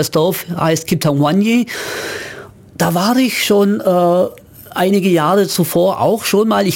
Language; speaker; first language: German; native; German